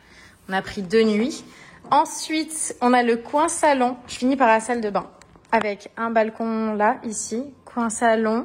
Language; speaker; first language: French; native; French